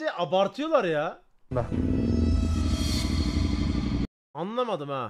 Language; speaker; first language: Turkish; native; Turkish